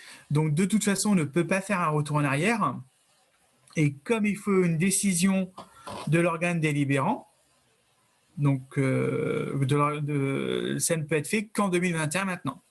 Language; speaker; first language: French; native; French